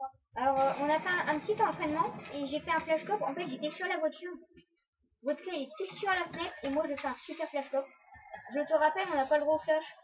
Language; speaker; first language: French; native; French